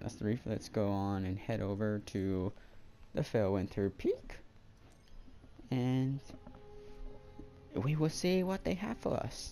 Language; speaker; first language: English; native; English